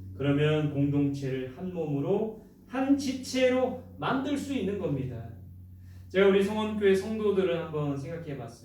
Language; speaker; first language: Korean; native; Korean